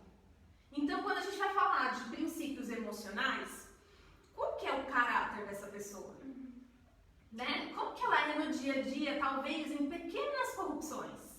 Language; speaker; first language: Portuguese; native; Portuguese